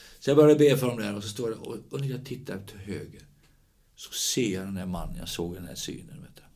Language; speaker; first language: Swedish; native; Swedish